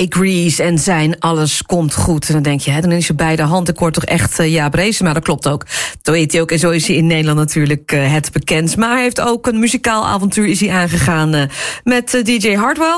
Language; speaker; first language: Dutch; native; Dutch